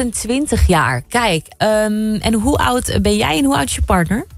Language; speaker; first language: Dutch; native; Dutch